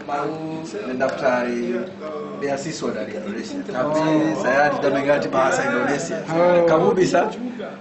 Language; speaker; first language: Indonesian; non-native, learner; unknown